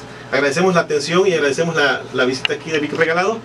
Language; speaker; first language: Spanish; native; Spanish